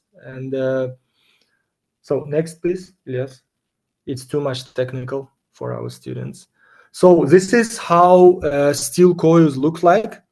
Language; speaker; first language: English; non-native, fluent; Uzbek